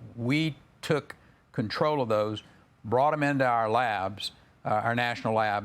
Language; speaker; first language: English; native; English